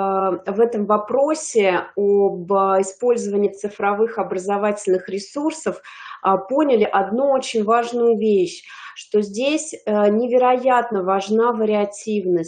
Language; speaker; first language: Russian; native; Russian